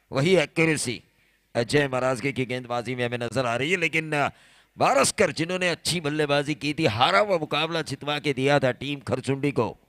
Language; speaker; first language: Hindi; non-native, local second language; Marathi